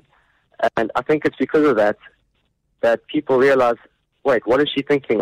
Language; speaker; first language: English; native; English